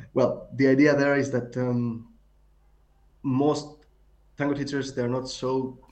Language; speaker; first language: English; non-native, fluent; Greek